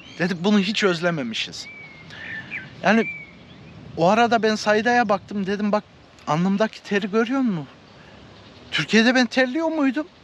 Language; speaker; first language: Turkish; early bilingual, heritage; Turkish